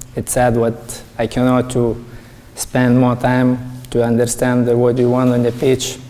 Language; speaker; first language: English; non-native, learner; Lithuanian